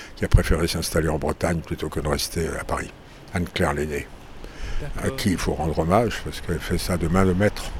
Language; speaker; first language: French; native; French